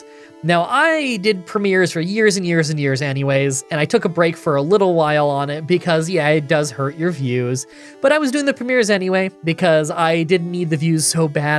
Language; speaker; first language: English; native; English